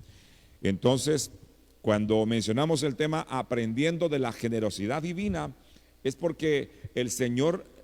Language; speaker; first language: Spanish; native; Spanish